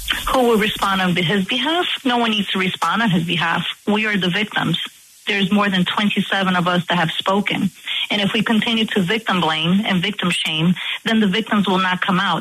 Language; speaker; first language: English; non-native, fluent; Portuguese